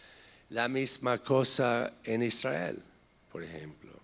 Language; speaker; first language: Spanish; non-native, fluent; English